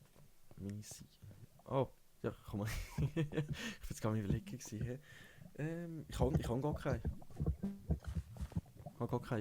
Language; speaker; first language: German; native; German